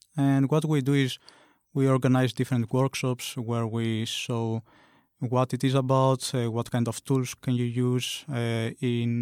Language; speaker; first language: English; non-native, fluent; Greek